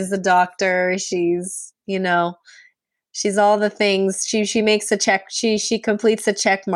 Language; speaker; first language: English; non-native, fluent; Punjabi